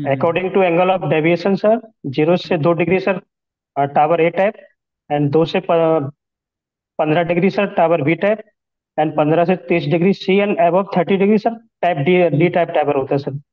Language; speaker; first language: Hindi; native; Hindi